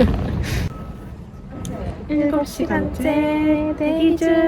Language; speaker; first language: Korean; native; Korean